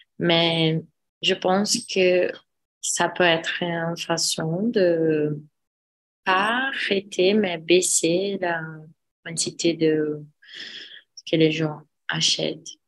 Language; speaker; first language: French; non-native, learner; Portuguese